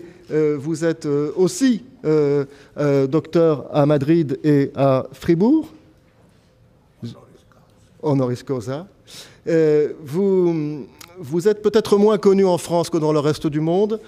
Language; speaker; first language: French; native; French